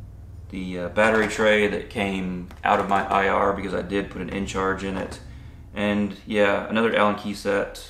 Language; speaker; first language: English; native; English